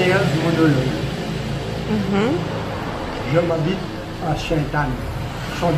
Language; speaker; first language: French; non-native, learner; Morisyen